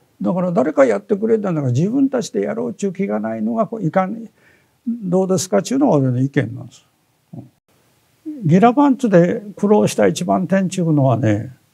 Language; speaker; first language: Japanese; native; Japanese